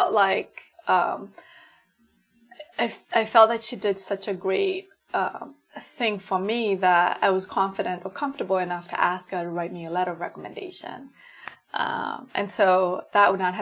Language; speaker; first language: English; non-native, local second language; Ganda